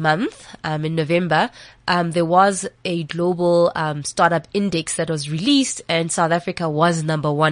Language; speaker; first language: English; non-native, local second language; Southern Sotho